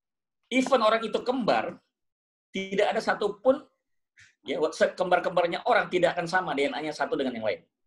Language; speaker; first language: Indonesian; native; Indonesian